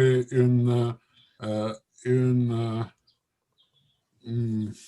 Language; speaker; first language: French; non-native, learner; Russian